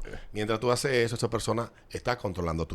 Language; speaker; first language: Spanish; native; Spanish